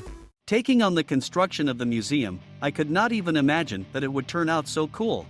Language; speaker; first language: English; non-native, fluent; Russian